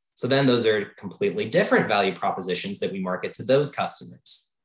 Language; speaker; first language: English; native; English